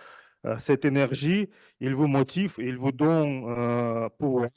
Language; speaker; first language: French; non-native, fluent; Russian